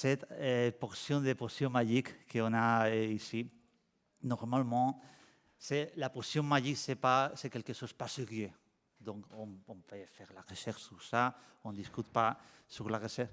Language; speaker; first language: French; non-native, learner; Spanish